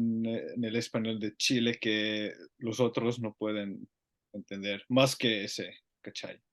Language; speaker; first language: Spanish; non-native, learner; Finnish